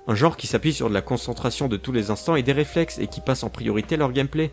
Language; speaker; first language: French; native; French